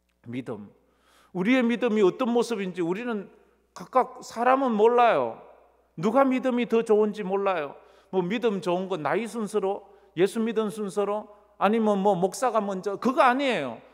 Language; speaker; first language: Korean; native; Korean